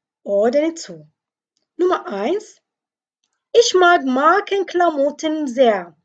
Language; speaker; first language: German; non-native, fluent; Arabic